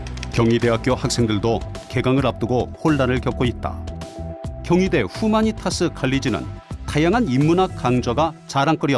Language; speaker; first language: Korean; native; Korean